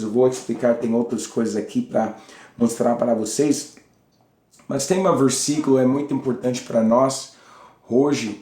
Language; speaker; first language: Portuguese; non-native, learner; English